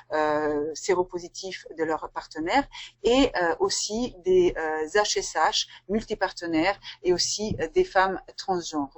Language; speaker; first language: French; native; French